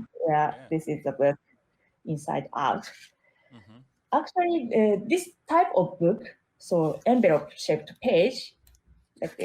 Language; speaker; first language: English; non-native, learner; Japanese